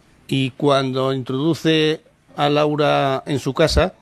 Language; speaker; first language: Spanish; native; Spanish